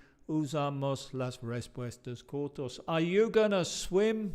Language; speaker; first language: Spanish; non-native, fluent; English